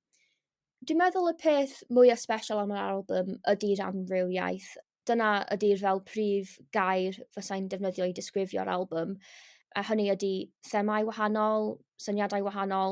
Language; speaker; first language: Welsh; non-native, local second language; English